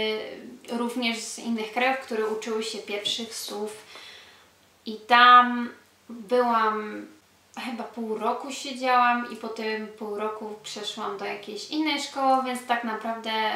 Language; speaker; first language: Polish; early bilingual, heritage; Polish